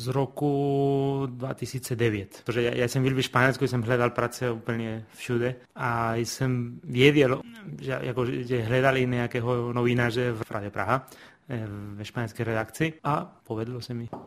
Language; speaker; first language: Czech; non-native, fluent; Spanish